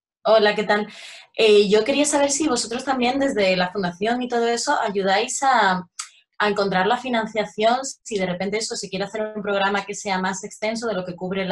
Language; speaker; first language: Spanish; native; Spanish